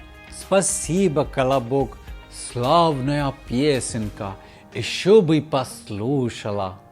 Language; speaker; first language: Russian; non-native, fluent; Hindi